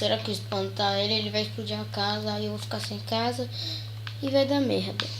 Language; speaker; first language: Portuguese; native; Portuguese